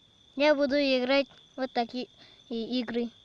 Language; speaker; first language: Russian; non-native, local second language; Kazakh